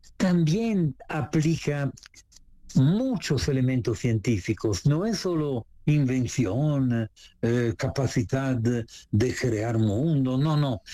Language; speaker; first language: Spanish; non-native, fluent; Italian